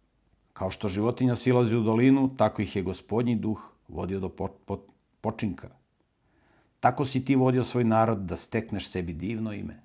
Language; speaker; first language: Serbian; native; Serbian